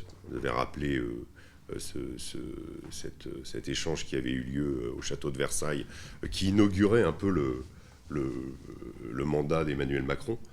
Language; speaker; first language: French; native; French